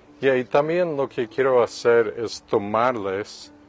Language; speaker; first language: Spanish; non-native, fluent; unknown